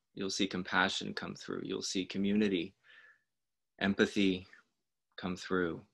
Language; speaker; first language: English; native; English